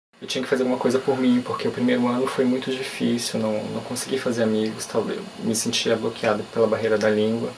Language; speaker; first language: Portuguese; native; Portuguese